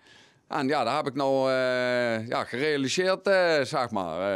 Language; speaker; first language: Dutch; native; Dutch